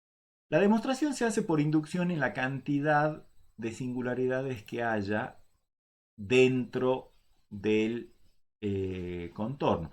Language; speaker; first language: Spanish; native; Spanish